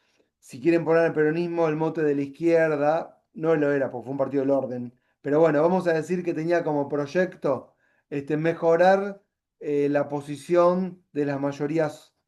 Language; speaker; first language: Spanish; native; Spanish